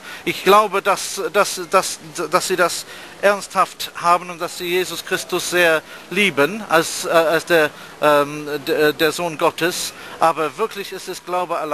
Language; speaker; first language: German; non-native, fluent; English